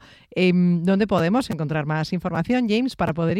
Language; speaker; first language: Spanish; native; Spanish